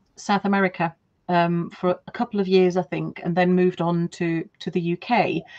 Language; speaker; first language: English; non-native, fluent; German